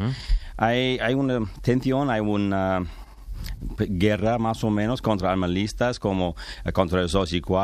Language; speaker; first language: Spanish; non-native, learner; English